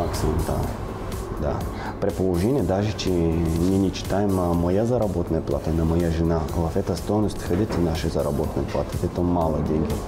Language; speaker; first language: Russian; non-native, learner; Bulgarian